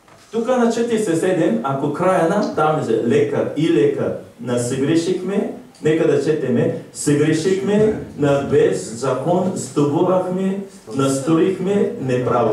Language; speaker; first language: Bulgarian; non-native, learner; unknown